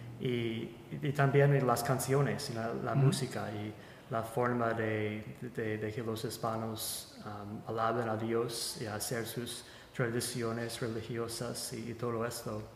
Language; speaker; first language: Spanish; non-native, fluent; English